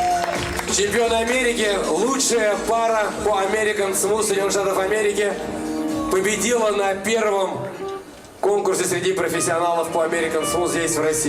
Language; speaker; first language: Russian; native; Russian